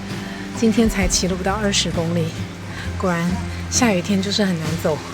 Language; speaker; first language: Chinese; native; Chinese